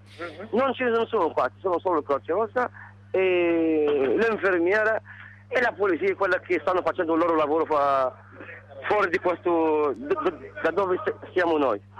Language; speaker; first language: Italian; non-native, learner; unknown